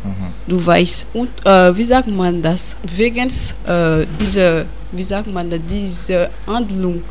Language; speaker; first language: German; non-native, learner; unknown